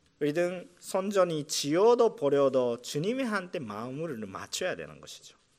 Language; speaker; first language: Korean; non-native, fluent; Japanese